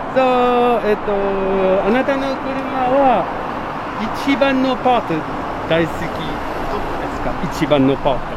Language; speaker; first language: Japanese; non-native, learner; French